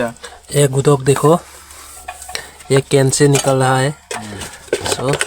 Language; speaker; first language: Hindi; non-native, local second language; Kok Borok